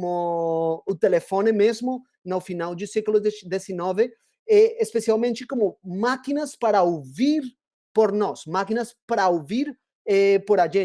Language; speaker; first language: Portuguese; non-native, fluent; Spanish